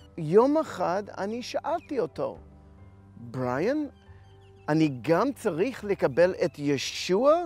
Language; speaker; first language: Hebrew; non-native, fluent; English